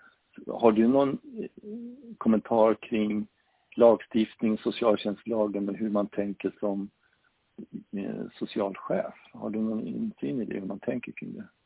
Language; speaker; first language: Swedish; native; Swedish